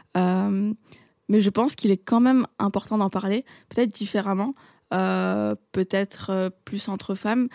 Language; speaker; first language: French; non-native, local second language; Arabic